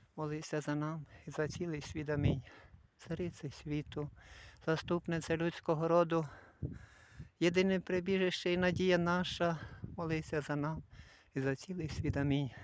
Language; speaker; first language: Ukrainian; native; Ukrainian